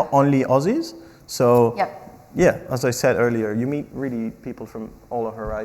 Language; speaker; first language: English; non-native, fluent; French